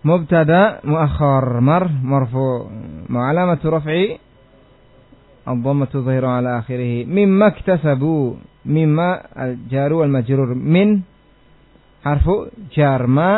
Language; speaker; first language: Arabic; non-native, fluent; Indonesian